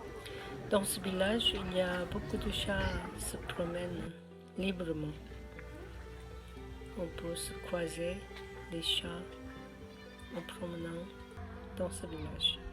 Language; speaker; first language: French; non-native, learner; Korean